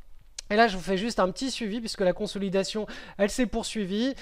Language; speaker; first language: French; native; French